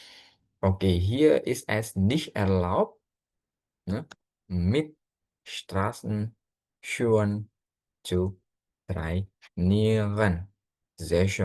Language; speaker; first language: German; non-native, fluent; Indonesian